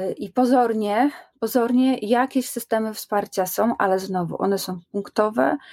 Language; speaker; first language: Polish; native; Polish